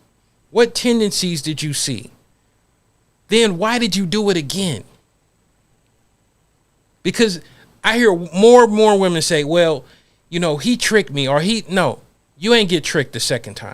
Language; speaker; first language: English; native; English